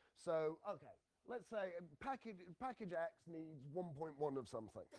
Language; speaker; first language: English; native; English